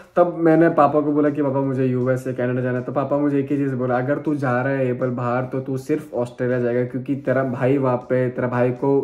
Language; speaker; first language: Hindi; non-native, local second language; Malayalam